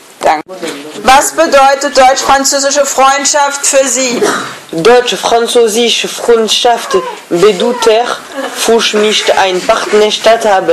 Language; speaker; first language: German; non-native, learner; French